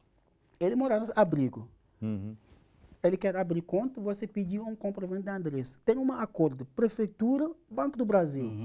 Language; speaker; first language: Portuguese; non-native, learner; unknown